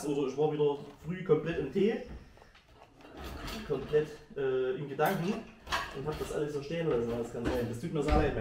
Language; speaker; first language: German; native; German